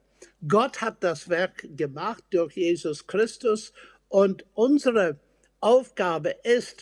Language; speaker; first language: German; non-native, fluent; English